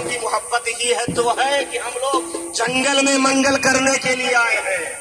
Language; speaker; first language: Urdu; native; Urdu